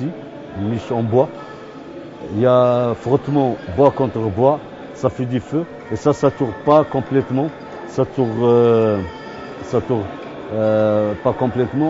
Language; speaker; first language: French; non-native, local second language; Arabic